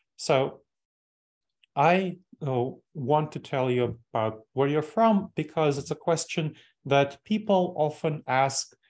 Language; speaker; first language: English; early bilingual, other home language; Russian